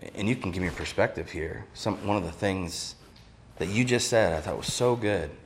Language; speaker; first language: English; native; English